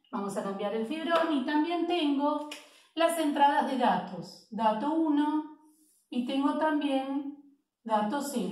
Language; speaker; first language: Spanish; native; Spanish